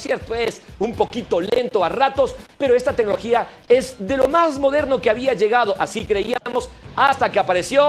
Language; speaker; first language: Spanish; native; Spanish